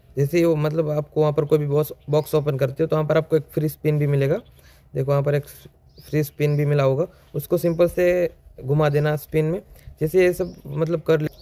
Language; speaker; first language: Hindi; native; Hindi